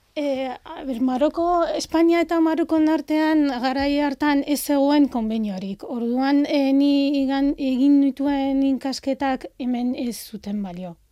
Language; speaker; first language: Basque; non-native, fluent; Arabic